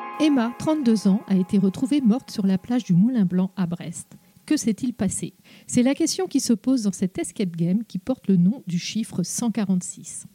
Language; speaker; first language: French; native; French